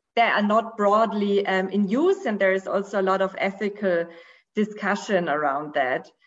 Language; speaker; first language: English; non-native, fluent; Portuguese